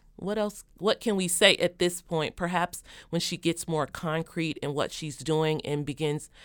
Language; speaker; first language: English; native; English